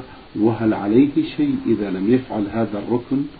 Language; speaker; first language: Arabic; native; Arabic